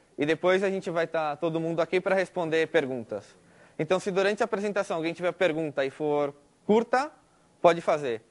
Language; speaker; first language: Portuguese; early bilingual, heritage; Spanish